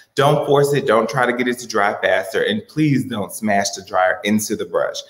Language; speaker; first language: English; native; English